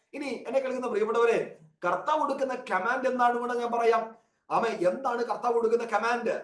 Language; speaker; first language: Malayalam; early bilingual, heritage; Malayalam